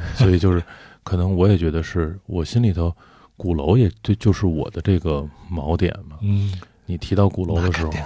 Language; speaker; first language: Chinese; native; Chinese